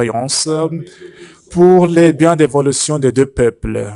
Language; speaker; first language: French; non-native, fluent; Portuguese